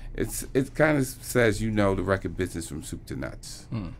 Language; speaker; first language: English; native; English